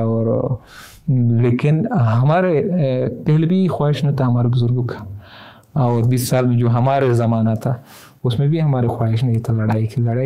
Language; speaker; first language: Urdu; non-native, fluent; Pashto